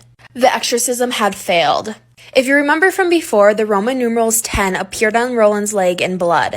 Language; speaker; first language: English; native; English